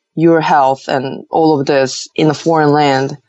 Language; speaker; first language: English; non-native, fluent; Korean